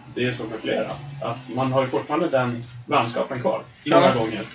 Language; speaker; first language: Swedish; native; Swedish